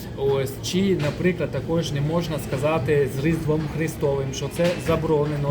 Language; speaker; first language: Ukrainian; non-native, fluent; French